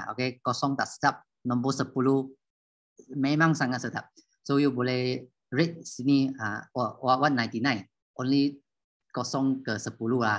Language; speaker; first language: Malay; non-native, local second language; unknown